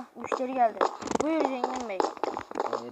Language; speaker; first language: Turkish; native; Turkish